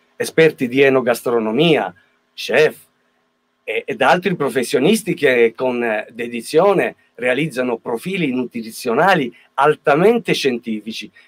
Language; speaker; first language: Italian; native; Italian